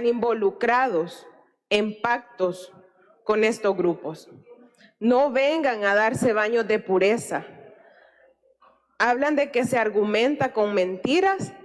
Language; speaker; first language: Spanish; native; Spanish